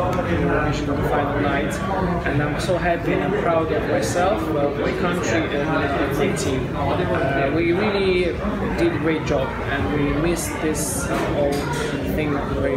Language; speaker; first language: English; non-native, fluent; Russian